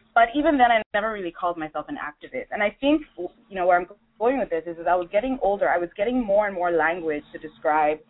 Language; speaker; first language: English; non-native, local second language; Yoruba